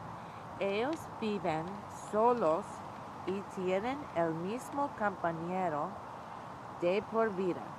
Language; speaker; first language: Spanish; non-native, learner; English